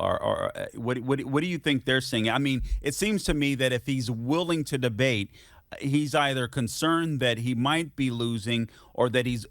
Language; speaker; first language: English; native; English